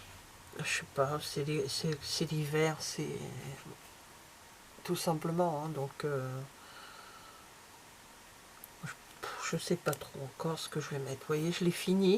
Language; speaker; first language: French; native; French